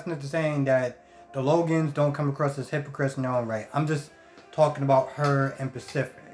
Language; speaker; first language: English; native; English